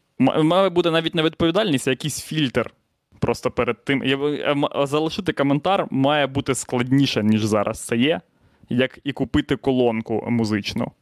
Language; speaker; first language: Ukrainian; non-native, local second language; Russian